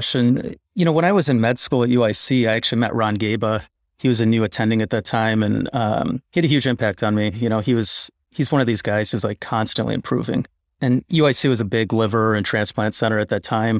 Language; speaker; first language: English; native; English